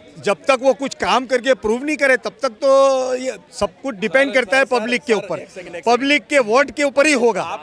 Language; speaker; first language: Hindi; native; Hindi